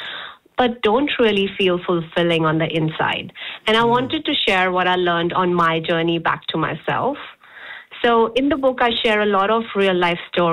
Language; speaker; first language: English; non-native, local second language; Hindi